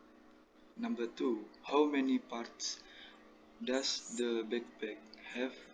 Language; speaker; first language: English; non-native, learner; Indonesian